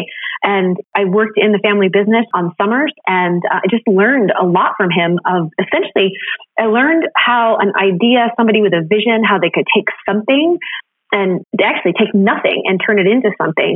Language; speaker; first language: English; native; English